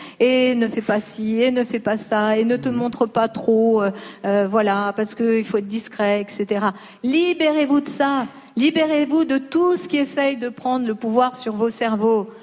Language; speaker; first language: French; early bilingual, other home language; Spanish